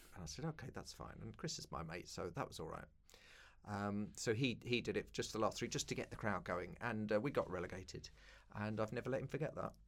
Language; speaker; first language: English; native; English